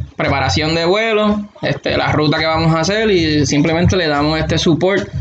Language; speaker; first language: Spanish; native; Spanish